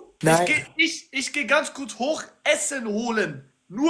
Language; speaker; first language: German; native; German